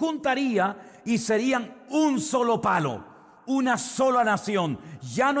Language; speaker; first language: Spanish; native; Spanish